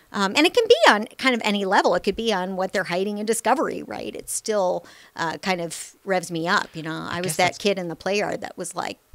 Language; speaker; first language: English; native; English